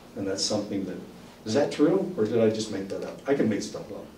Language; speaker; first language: English; native; English